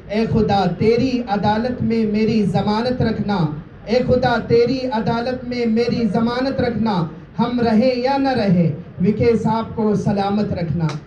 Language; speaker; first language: Urdu; native; Urdu